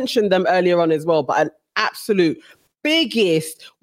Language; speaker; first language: English; native; English